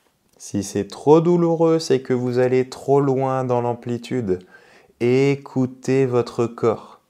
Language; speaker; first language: French; native; French